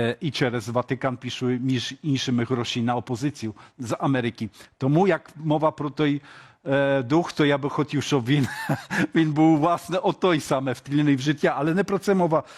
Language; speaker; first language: Polish; non-native, learner; Ukrainian